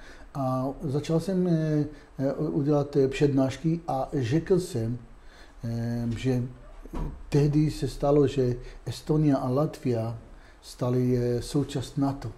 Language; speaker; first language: Czech; non-native, fluent; Hebrew